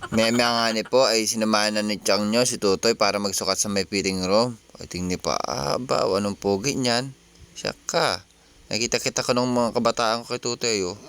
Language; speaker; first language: Filipino; native; Filipino